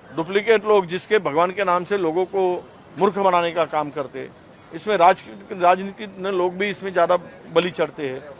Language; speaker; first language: Hindi; non-native, local second language; Marathi